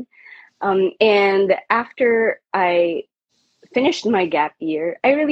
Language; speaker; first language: English; non-native, local second language; Filipino